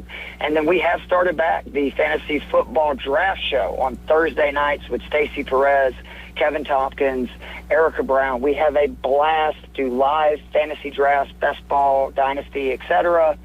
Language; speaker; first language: English; native; English